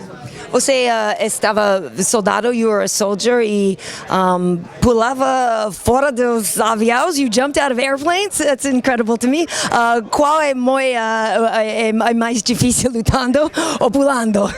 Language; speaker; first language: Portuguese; non-native, learner; English